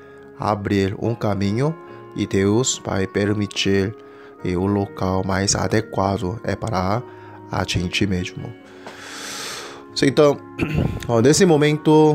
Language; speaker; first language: Portuguese; non-native, fluent; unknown